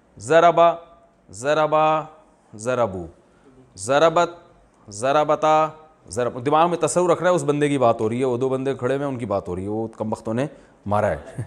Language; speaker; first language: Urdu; native; Urdu